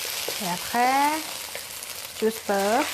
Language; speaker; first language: French; non-native, learner; Thai